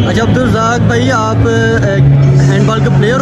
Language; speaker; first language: Urdu; non-native, local second language; Punjabi